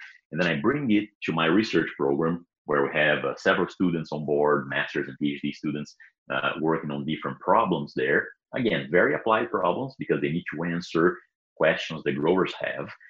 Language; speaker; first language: English; non-native, fluent; Portuguese